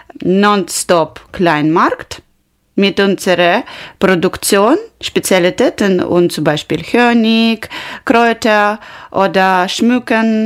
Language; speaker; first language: German; non-native, learner; Ukrainian